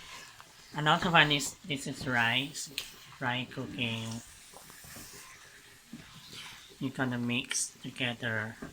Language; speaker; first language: English; non-native, learner; Thai